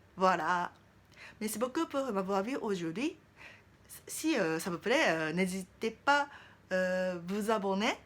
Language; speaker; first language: French; non-native, learner; Japanese